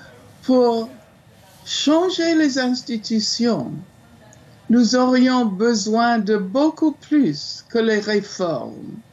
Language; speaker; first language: French; non-native, fluent; English